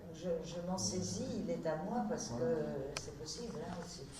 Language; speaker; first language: French; native; French